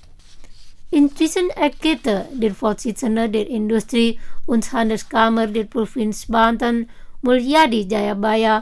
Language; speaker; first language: German; non-native, fluent; Indonesian